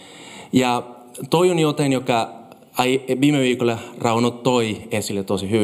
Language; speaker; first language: Finnish; non-native, fluent; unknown